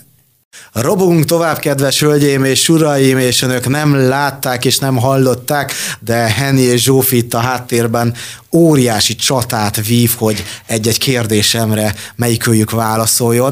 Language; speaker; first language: Hungarian; native; Hungarian